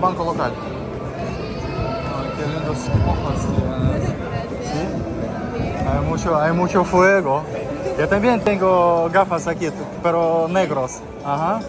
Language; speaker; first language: Spanish; non-native, learner; Russian